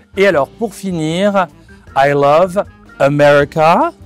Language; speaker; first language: French; native; French